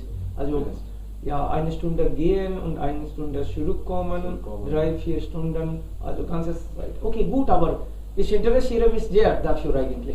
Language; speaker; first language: German; non-native, fluent; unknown